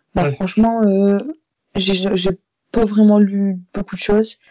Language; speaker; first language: French; native; French